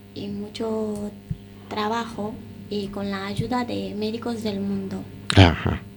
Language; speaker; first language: Spanish; non-native, fluent; Romanian